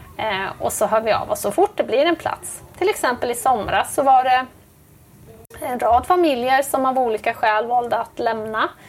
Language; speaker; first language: Swedish; native; Swedish